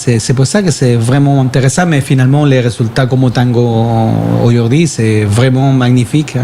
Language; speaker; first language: French; non-native, fluent; Spanish